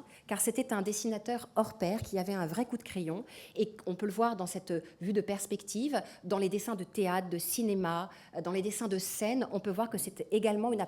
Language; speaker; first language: French; native; French